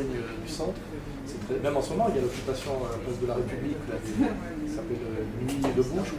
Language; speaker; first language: French; native; French